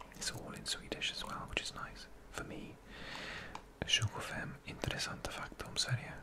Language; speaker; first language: English; non-native, local second language; Welsh